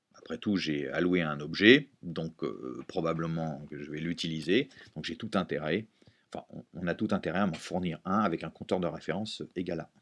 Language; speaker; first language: French; native; French